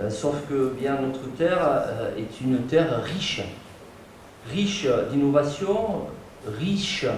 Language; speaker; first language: French; native; French